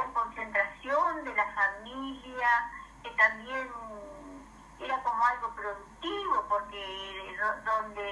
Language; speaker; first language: Spanish; native; Spanish